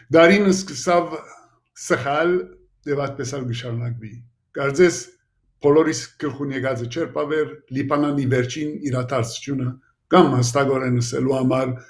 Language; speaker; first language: Armenian; early bilingual, heritage; Armenian